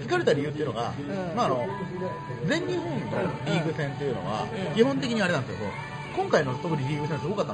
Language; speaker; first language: Japanese; native; Japanese